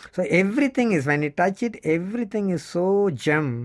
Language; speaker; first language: English; non-native, local second language; Tamil